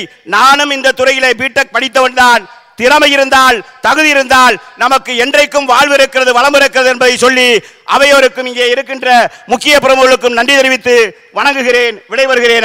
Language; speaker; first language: Tamil; native; Tamil